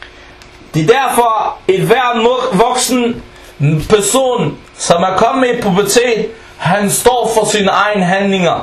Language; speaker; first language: Danish; non-native, fluent; Arabic